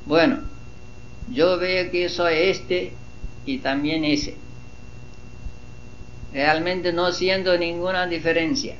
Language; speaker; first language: Spanish; non-native, fluent; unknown